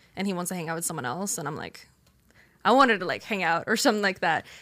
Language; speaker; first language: English; non-native, fluent; Swedish